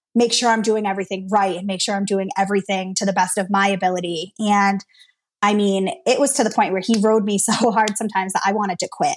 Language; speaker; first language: English; native; English